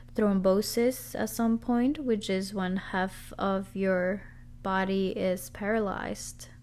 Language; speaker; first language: English; early bilingual, other home language; Spanish